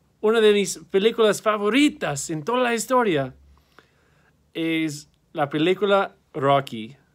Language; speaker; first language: Spanish; non-native, fluent; English